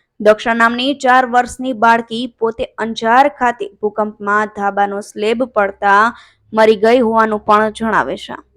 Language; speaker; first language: Gujarati; native; Gujarati